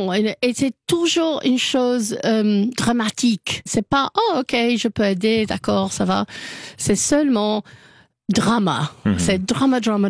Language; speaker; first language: French; non-native, learner; English